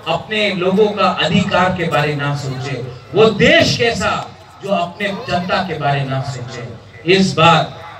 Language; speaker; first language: Hindi; non-native, local second language; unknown